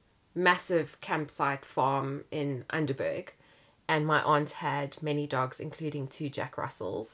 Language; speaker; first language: English; native; English